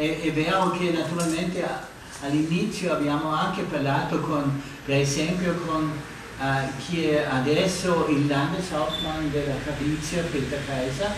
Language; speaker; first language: Italian; non-native, fluent; German